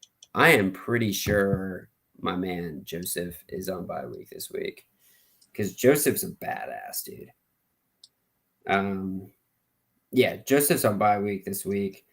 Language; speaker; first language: English; native; English